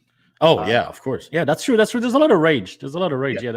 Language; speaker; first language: English; non-native, fluent; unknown